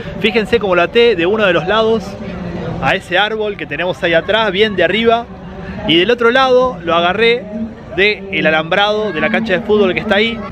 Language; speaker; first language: Spanish; native; Spanish